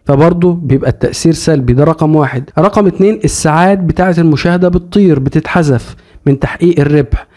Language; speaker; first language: Arabic; native; Arabic